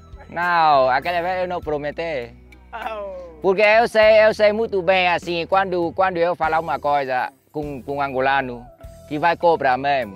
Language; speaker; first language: Portuguese; non-native, learner; Vietnamese